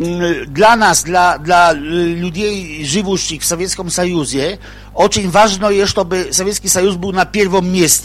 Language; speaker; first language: Russian; non-native, learner; Polish